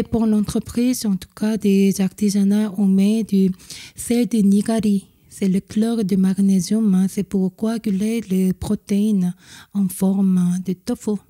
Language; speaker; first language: French; non-native, fluent; Korean